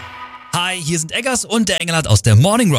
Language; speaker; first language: German; native; German